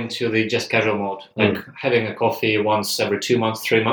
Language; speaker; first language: English; non-native, fluent; Russian